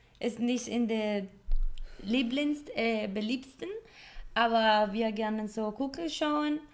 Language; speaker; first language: German; non-native, learner; Spanish